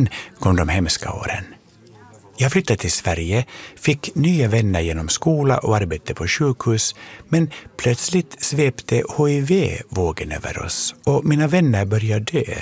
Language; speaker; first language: Swedish; native; Swedish